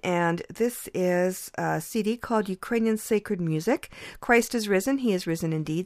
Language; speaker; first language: English; early bilingual, other home language; Ukrainian